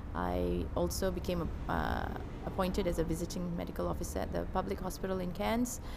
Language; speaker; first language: English; non-native, local second language; Tamil